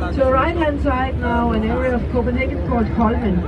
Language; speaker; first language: English; non-native, fluent; Danish